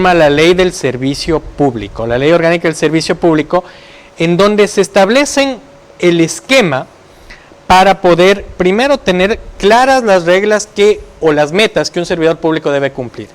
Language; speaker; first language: Spanish; native; Spanish